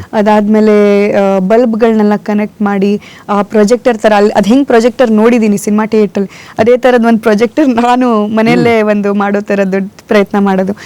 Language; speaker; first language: Kannada; non-native, local second language; Konkani